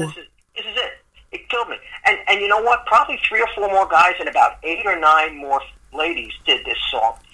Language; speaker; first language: English; native; English